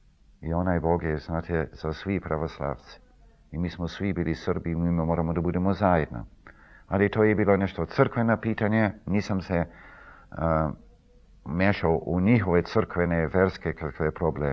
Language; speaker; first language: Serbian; early bilingual, heritage; Serbian